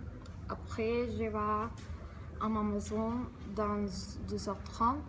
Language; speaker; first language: French; non-native, learner; Spanish